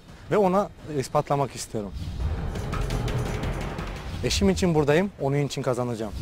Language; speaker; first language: Turkish; non-native, fluent; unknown